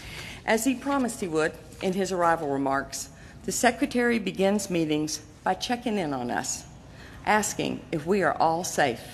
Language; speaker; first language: English; native; English